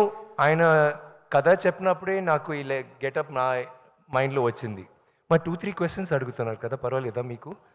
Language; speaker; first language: Telugu; non-native, learner; Tamil